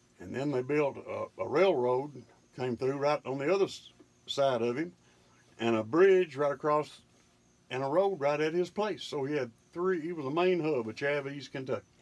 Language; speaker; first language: English; native; English